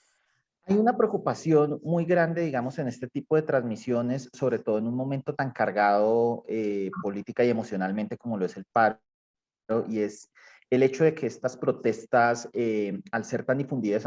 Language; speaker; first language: Spanish; native; Spanish